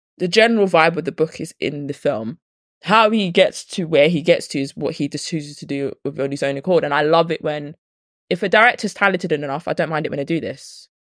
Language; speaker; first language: English; native; English